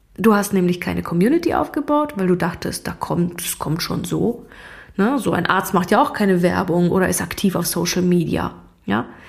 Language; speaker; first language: German; early bilingual, other home language; Russian